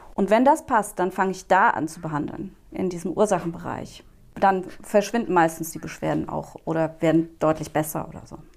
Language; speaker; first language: German; native; German